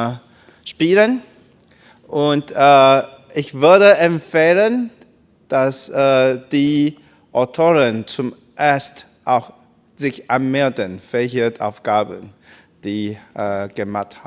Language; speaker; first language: German; non-native, learner; Chinese